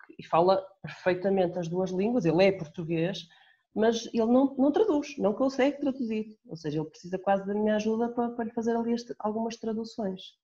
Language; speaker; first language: Portuguese; native; Portuguese